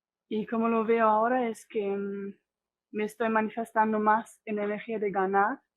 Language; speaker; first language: Spanish; non-native, fluent; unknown